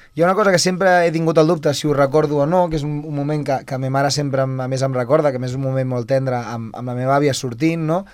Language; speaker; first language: Catalan; native; Catalan